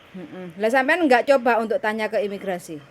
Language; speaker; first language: Indonesian; non-native, local second language; Javanese